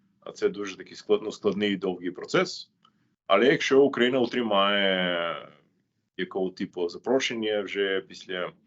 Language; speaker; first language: Ukrainian; non-native, fluent; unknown